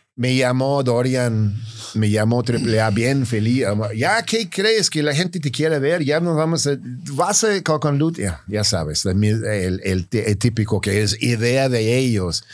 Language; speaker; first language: Spanish; non-native, fluent; English